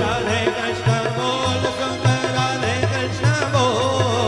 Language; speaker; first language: Hindi; native; Hindi